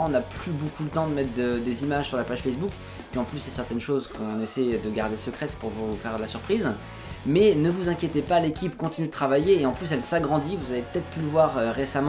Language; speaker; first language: French; native; French